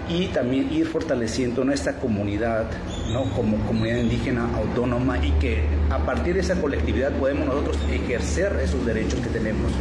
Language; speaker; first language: Spanish; non-native, local second language; Nahuatl languages